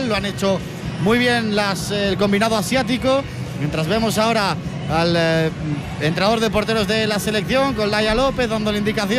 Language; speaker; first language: Spanish; native; Spanish